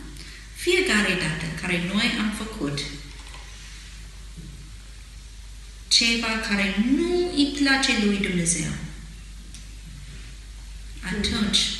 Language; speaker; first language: Romanian; non-native, fluent; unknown